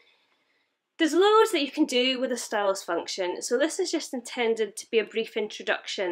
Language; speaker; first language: English; native; English